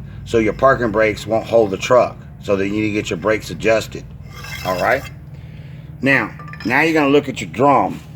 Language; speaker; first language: English; native; English